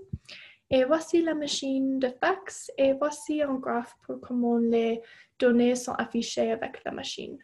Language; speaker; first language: French; non-native, fluent; English